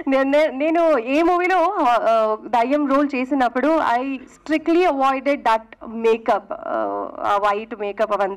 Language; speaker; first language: Telugu; non-native, fluent; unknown